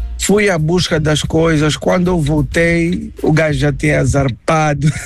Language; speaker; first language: Portuguese; native; Portuguese